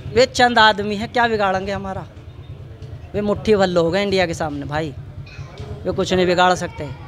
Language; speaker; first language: Hindi; native; Hindi